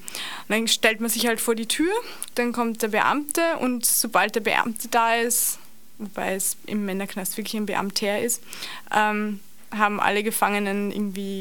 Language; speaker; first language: German; native; German